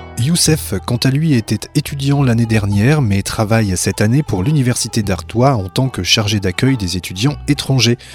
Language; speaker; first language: French; native; French